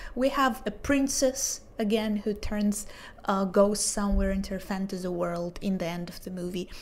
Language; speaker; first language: English; non-native, fluent; Hebrew